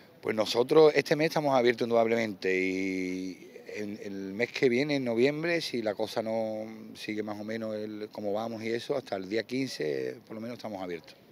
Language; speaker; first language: Spanish; native; Spanish